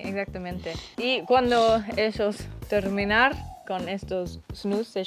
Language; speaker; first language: Spanish; non-native, learner; English